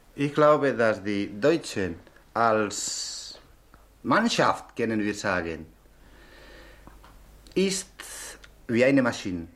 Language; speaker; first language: German; non-native, learner; Spanish